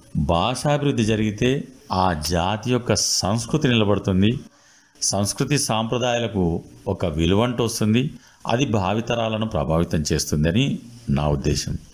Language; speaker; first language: Telugu; native; Telugu